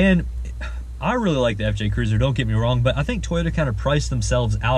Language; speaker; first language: English; native; English